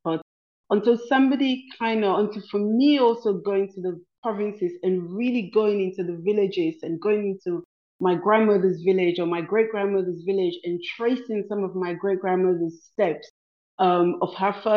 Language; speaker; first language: English; non-native, local second language; Krio